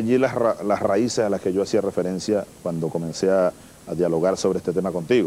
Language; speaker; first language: Spanish; native; Spanish